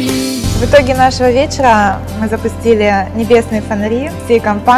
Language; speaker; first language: Russian; native; Russian